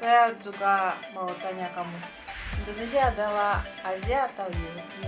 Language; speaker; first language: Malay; non-native, learner; Russian